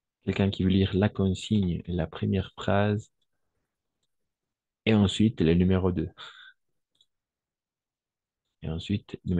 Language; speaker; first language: French; non-native, fluent; Spanish